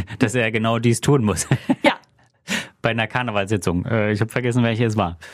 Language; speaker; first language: German; native; German